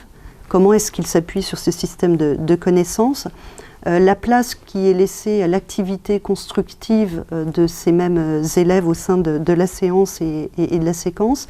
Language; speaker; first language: French; native; French